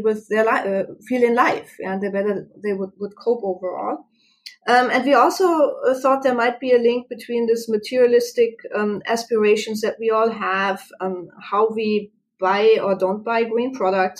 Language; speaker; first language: English; non-native, fluent; German